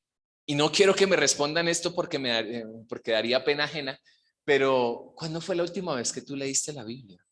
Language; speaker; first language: Spanish; native; Spanish